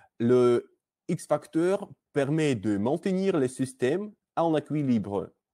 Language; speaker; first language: French; non-native, learner; Russian